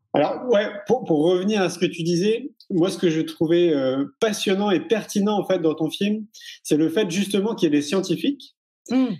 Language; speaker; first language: French; native; French